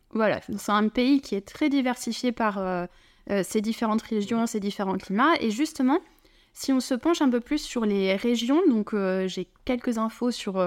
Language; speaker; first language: French; native; French